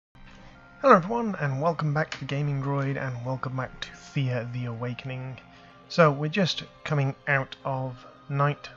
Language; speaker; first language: English; native; English